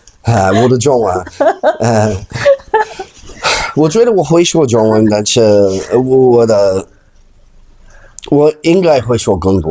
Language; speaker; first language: Chinese; non-native, learner; English